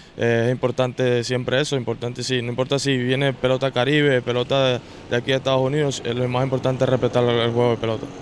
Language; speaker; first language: Spanish; native; Spanish